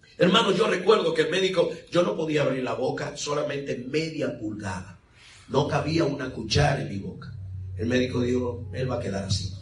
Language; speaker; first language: Spanish; native; Spanish